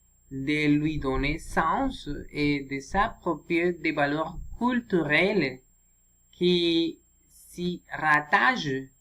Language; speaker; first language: French; non-native, learner; Spanish